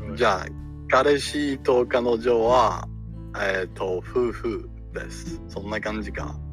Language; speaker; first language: Japanese; non-native, learner; English